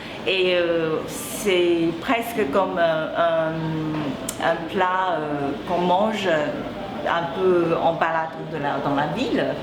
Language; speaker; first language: French; non-native, fluent; Chinese